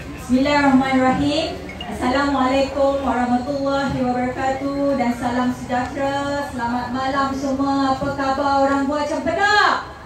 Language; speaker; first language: Malay; native; Malay